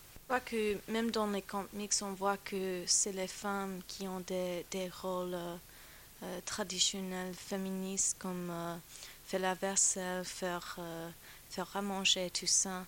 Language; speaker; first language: French; non-native, fluent; English